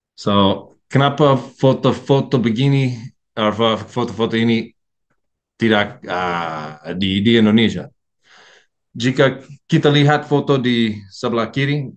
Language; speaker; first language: Indonesian; non-native, learner; English